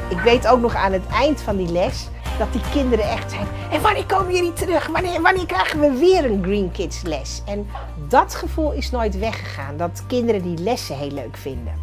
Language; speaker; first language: Dutch; early bilingual, other home language; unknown